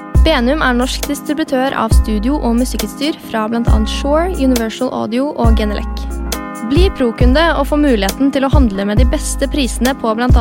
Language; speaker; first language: Norwegian; native; Norwegian